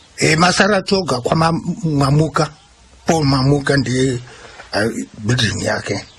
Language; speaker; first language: Shona; native; Shona